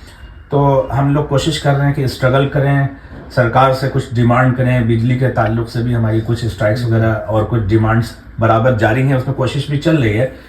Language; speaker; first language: Hindi; native; Hindi